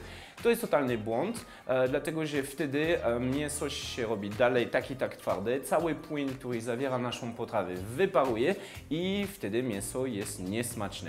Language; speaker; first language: Polish; non-native, fluent; French